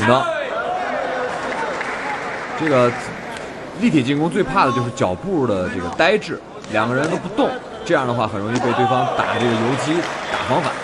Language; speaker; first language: Chinese; native; Chinese